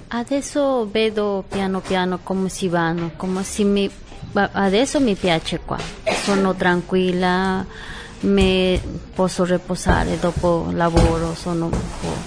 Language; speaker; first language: Italian; non-native, learner; Spanish